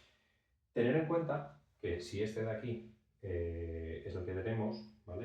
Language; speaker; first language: Spanish; native; Spanish